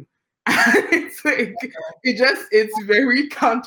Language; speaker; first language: English; non-native, local second language; Yoruba